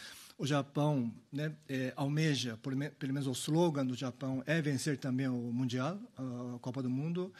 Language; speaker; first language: Portuguese; non-native, fluent; Japanese